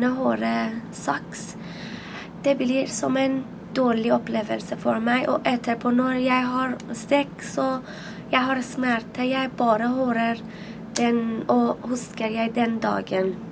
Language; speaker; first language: Norwegian; non-native, learner; Persian